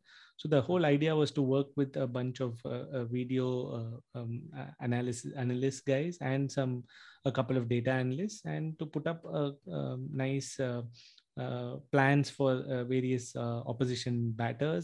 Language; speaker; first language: English; non-native, local second language; Tamil